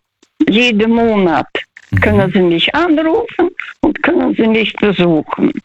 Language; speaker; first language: German; non-native, fluent; Russian